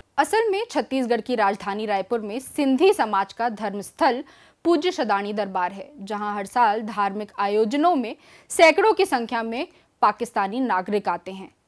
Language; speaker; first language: Hindi; native; Hindi